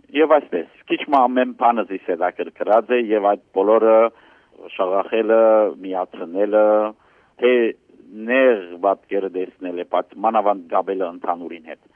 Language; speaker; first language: Armenian; early bilingual, heritage; Armenian